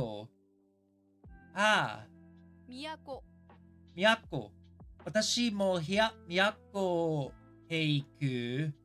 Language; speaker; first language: Japanese; non-native, learner; English